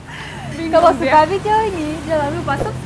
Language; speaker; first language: Indonesian; non-native, learner; Russian